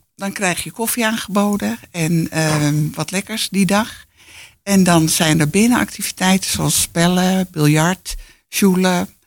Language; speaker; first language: Dutch; native; Dutch